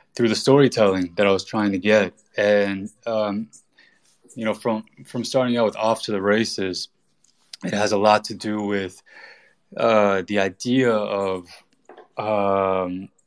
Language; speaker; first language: English; native; English